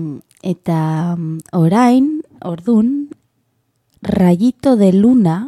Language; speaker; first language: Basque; non-native, local second language; Spanish